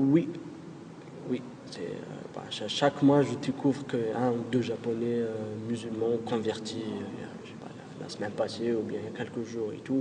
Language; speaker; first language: French; non-native, local second language; Arabic